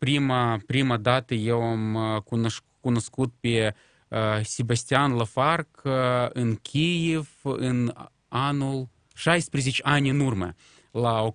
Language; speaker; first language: Romanian; non-native, local second language; Russian